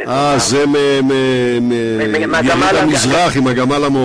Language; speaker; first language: Hebrew; native; Hebrew